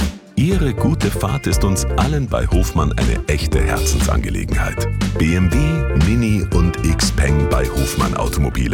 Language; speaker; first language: German; native; German